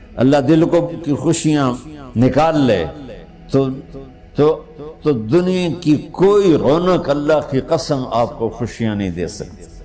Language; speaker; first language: Urdu; non-native, local second language; Punjabi